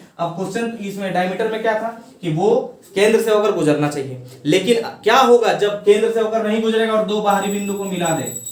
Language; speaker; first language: Hindi; native; Hindi